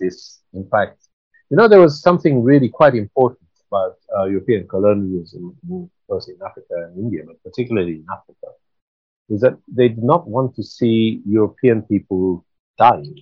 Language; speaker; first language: English; non-native, local second language; Swahili